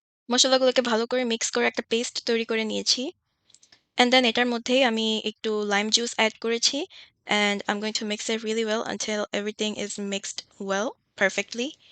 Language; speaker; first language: Bangla; early bilingual, heritage; Bangla